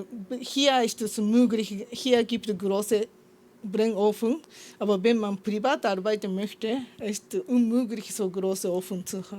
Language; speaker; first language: German; non-native, learner; Japanese